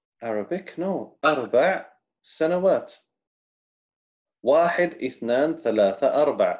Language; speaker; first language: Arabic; non-native, fluent; English